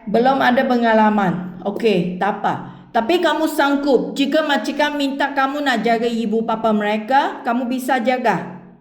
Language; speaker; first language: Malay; non-native, local second language; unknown